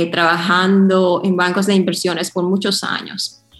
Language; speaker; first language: Spanish; early bilingual, heritage; Spanish